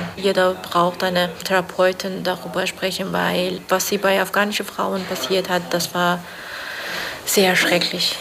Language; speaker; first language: German; non-native, fluent; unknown